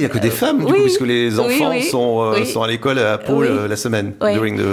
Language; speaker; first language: French; native; French